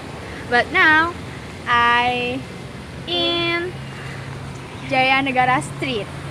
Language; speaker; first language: English; non-native, learner; Indonesian